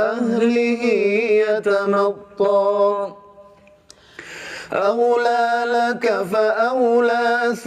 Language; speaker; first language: Arabic; native; Arabic